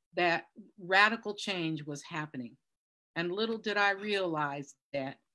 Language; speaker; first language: English; native; English